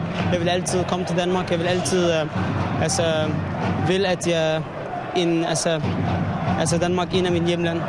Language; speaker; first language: Danish; non-native, fluent; Arabic